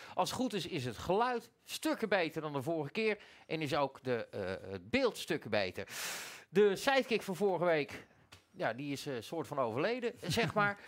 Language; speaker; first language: Dutch; native; Dutch